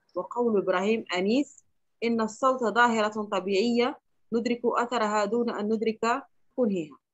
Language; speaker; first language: Arabic; non-native, fluent; Chinese